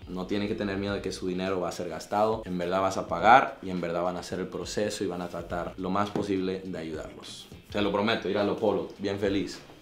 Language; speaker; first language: Spanish; early bilingual, heritage; Spanish